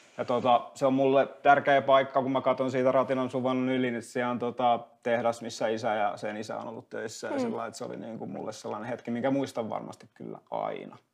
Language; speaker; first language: Finnish; native; Finnish